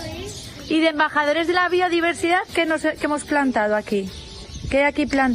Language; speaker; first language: Spanish; native; Spanish